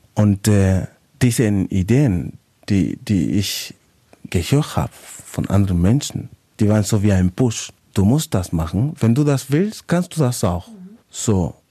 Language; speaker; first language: German; non-native, fluent; Spanish